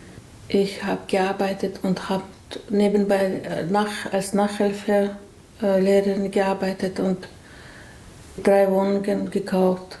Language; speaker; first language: German; non-native, learner; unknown